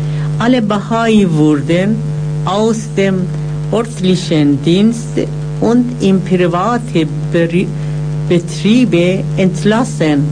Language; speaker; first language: German; non-native, fluent; Persian